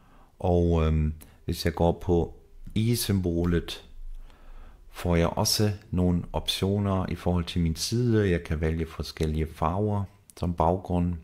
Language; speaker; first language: Danish; non-native, fluent; German